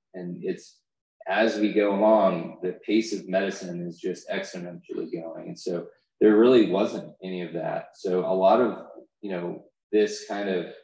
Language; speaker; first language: English; native; English